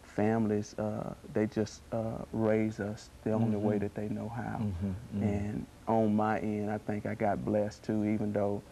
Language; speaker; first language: English; native; English